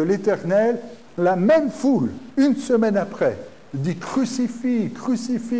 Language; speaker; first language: French; native; French